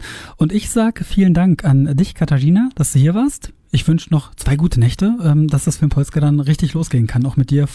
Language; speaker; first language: German; native; German